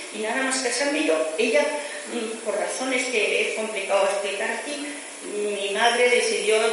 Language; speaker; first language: Spanish; native; Spanish